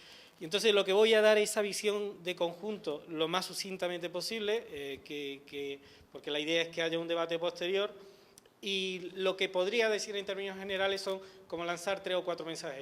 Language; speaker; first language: Spanish; native; Spanish